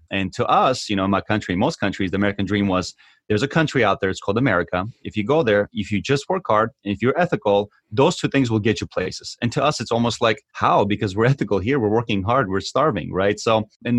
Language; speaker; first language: English; early bilingual, other home language; Armenian